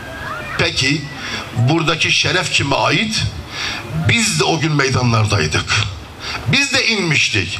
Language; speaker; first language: Turkish; native; Turkish